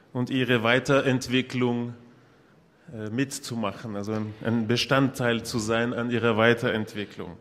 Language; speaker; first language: German; non-native, local second language; French